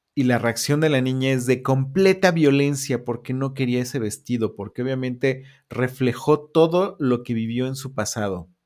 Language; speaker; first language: Spanish; native; Spanish